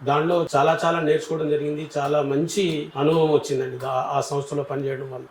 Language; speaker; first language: Telugu; native; Telugu